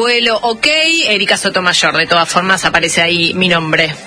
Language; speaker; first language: Spanish; native; Spanish